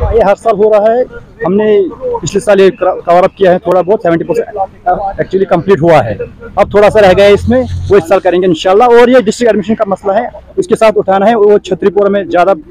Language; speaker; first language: Hindi; non-native, local second language; Kashmiri